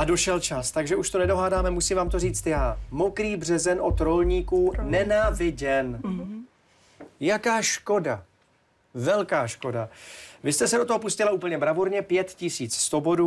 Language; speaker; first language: Czech; native; Czech